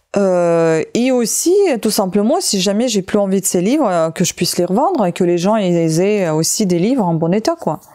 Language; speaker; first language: French; native; French